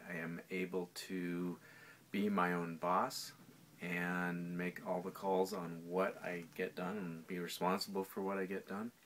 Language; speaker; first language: English; native; English